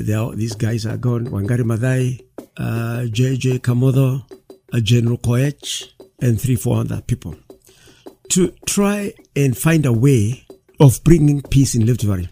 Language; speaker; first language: English; non-native, local second language; Kikuyu